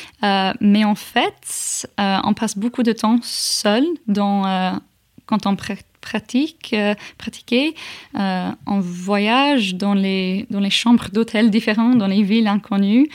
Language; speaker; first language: French; non-native, fluent; English